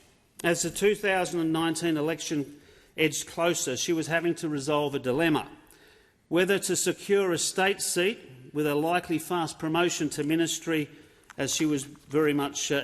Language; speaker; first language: English; native; English